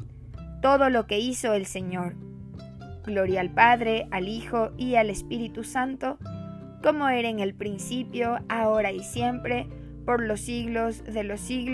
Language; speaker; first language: Spanish; native; Spanish